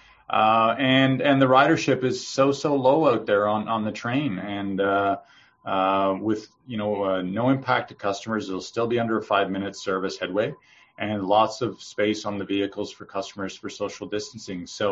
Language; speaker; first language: English; native; English